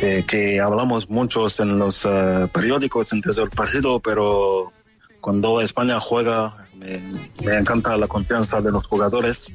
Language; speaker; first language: Spanish; non-native, fluent; French